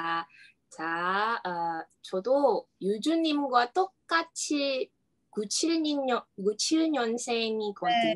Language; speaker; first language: Korean; non-native, learner; Indonesian